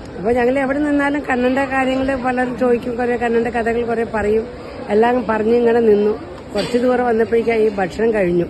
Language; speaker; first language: Malayalam; early bilingual, heritage; Malayalam